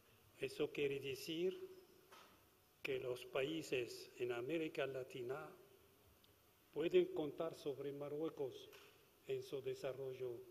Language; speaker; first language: Spanish; non-native, fluent; Arabic